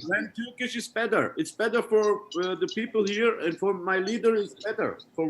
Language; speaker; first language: English; non-native, learner; Turkish